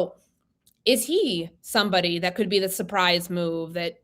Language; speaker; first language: English; native; English